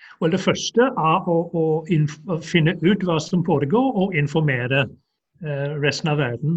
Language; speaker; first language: Norwegian; non-native, fluent; English